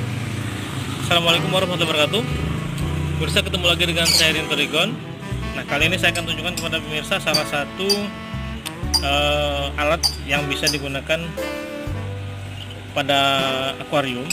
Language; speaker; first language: Indonesian; native; Indonesian